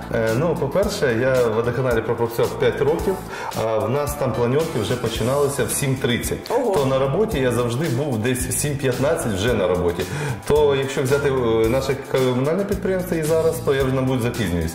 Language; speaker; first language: Ukrainian; native; Ukrainian